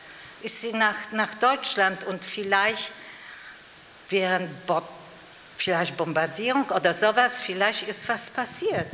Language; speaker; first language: German; non-native, fluent; Polish